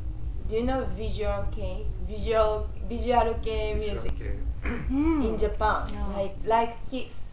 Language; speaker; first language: English; non-native, learner; Japanese